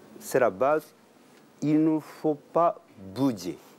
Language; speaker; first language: French; non-native, learner; Japanese